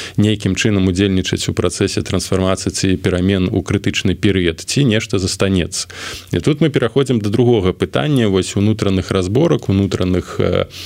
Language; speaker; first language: Belarusian; non-native, local second language; Russian